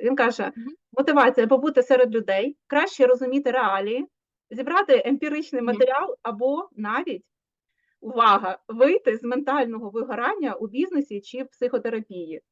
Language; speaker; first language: Ukrainian; native; Ukrainian